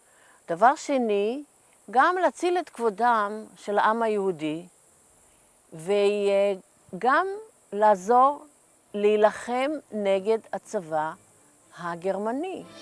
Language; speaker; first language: Hebrew; early bilingual, other home language; Yiddish